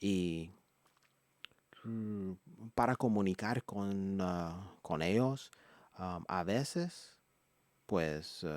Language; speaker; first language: Spanish; non-native, learner; English